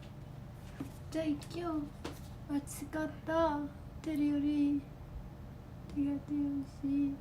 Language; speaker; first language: Japanese; non-native, fluent; Vietnamese